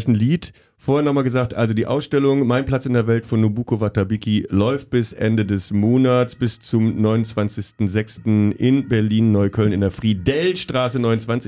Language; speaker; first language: German; native; German